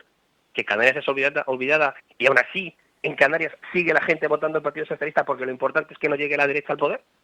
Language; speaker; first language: Spanish; native; Spanish